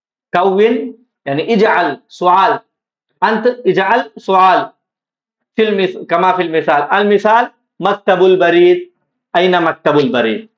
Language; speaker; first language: Arabic; non-native, fluent; Urdu